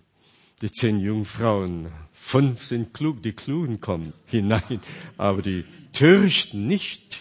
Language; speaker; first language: German; non-native, fluent; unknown